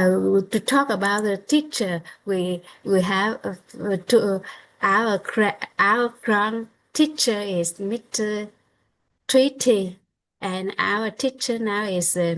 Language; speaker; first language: English; non-native, learner; Vietnamese